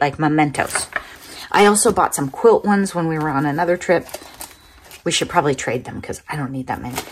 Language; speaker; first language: English; native; English